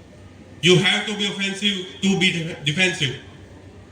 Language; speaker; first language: English; non-native, local second language; Hindi